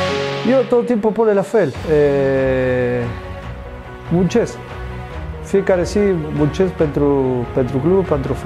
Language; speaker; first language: Romanian; non-native, learner; Spanish